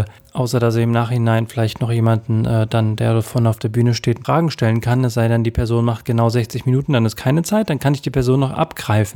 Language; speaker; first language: German; native; German